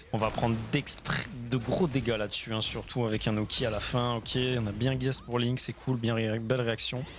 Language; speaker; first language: French; native; French